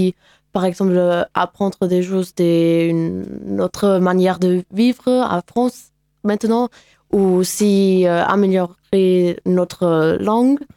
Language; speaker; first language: French; non-native, learner; German